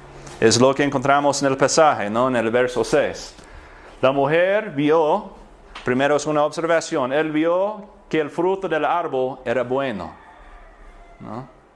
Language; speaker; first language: Spanish; non-native, fluent; English